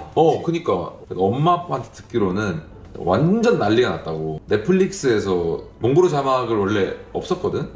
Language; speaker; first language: Korean; non-native, fluent; Mongolian